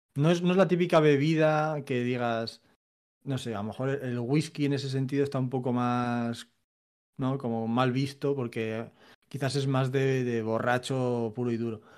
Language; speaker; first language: Spanish; native; Spanish